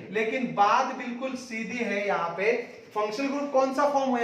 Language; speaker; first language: Hindi; non-native, local second language; Marathi